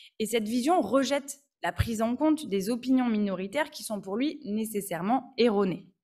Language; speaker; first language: French; native; French